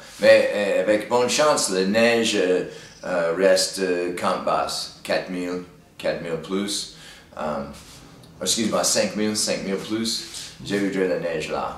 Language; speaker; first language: French; non-native, learner; English